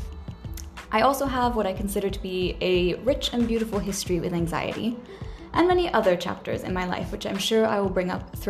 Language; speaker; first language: English; non-native, fluent; French